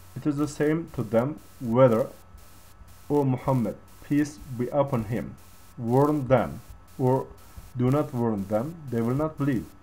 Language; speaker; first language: English; non-native, fluent; Turkish